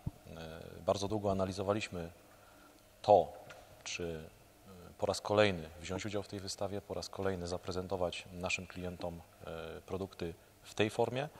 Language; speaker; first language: Polish; native; Polish